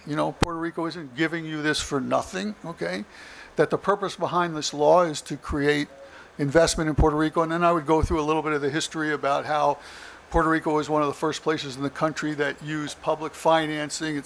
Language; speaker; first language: English; native; English